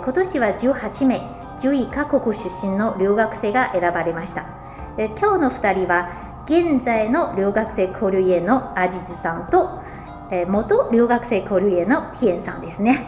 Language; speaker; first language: Japanese; non-native, fluent; Chinese